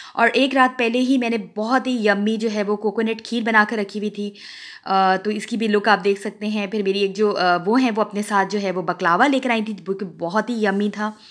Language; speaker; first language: Urdu; non-native, local second language; Punjabi